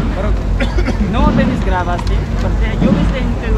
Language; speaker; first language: Spanish; non-native, learner; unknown